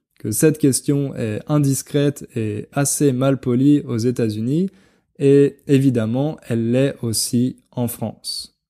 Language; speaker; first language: French; native; French